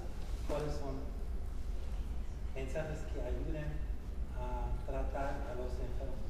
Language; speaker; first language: Spanish; non-native, fluent; German